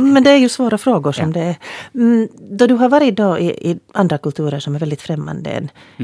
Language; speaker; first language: Swedish; native; Swedish